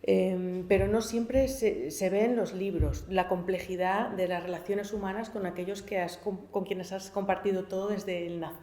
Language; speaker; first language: Spanish; native; Spanish